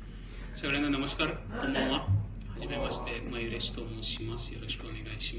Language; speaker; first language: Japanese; non-native, fluent; Marathi